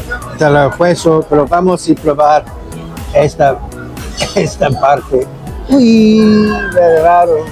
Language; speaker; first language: Spanish; non-native, learner; English